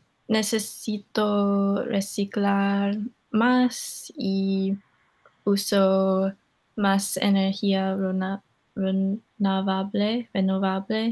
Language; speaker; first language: Spanish; non-native, learner; English